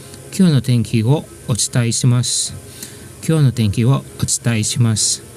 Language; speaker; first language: Japanese; non-native, fluent; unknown